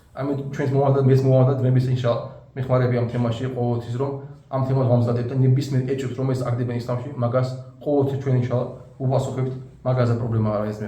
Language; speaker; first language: Georgian; non-native, local second language; Azerbaijani